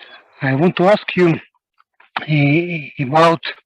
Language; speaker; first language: English; non-native, learner; Russian